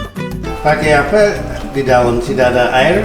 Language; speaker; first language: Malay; non-native, learner; English